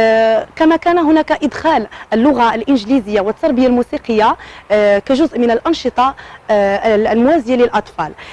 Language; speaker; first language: Arabic; native; Arabic